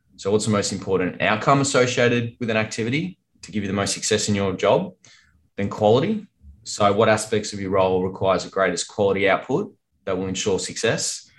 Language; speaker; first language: English; native; English